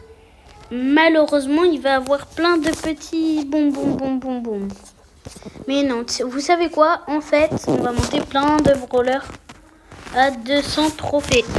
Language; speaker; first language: French; native; French